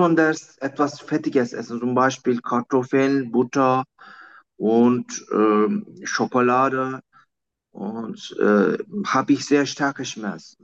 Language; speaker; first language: German; non-native, learner; Turkish